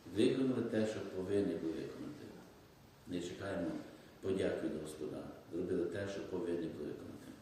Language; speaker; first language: Ukrainian; native; Ukrainian